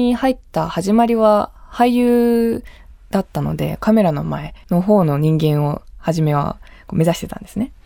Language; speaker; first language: Japanese; native; Japanese